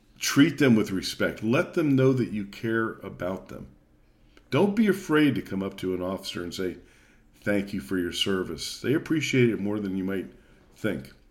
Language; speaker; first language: English; native; English